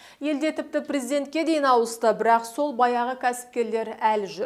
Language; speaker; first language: Kazakh; native; Kazakh